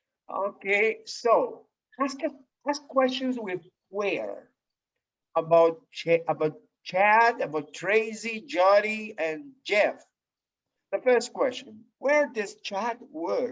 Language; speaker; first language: English; non-native, fluent; Spanish